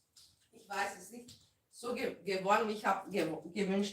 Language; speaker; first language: German; non-native, learner; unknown